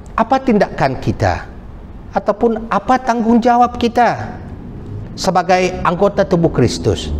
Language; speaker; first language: Malay; non-native, local second language; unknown